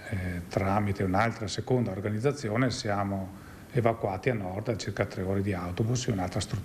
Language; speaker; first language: Italian; native; Italian